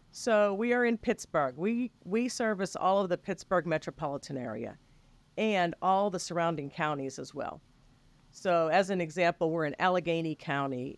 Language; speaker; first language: English; native; English